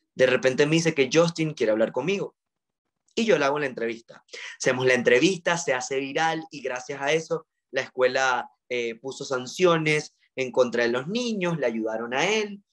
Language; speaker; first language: Spanish; native; Spanish